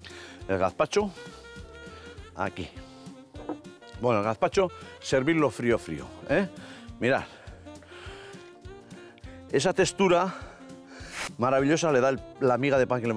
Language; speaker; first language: Spanish; native; Spanish